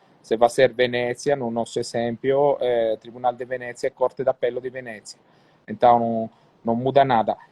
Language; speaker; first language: Portuguese; non-native, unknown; Italian